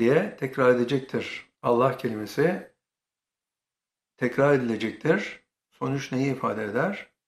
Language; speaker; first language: Turkish; native; Turkish